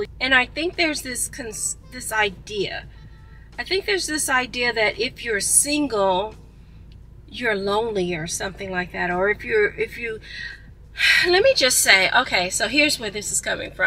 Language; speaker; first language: English; native; English